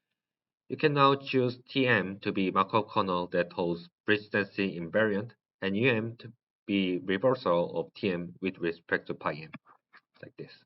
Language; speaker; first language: English; non-native, learner; Korean